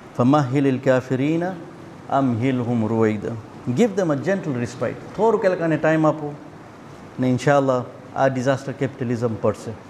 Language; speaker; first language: Gujarati; early bilingual, heritage; Gujarati